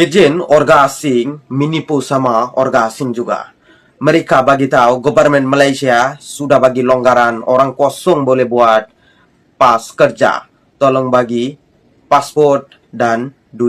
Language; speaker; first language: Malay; non-native, fluent; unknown